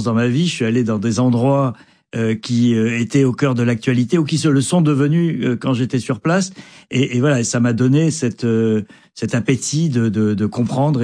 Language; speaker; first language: French; native; French